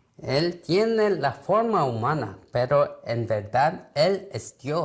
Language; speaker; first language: Spanish; non-native, learner; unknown